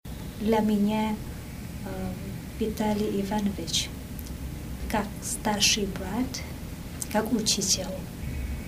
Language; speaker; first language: Russian; non-native, fluent; Vietnamese